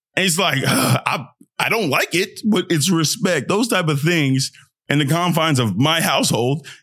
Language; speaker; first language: English; early bilingual, other home language; Yoruba